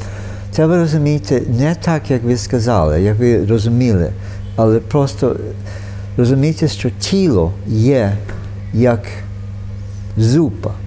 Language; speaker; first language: Ukrainian; early bilingual, heritage; Ukrainian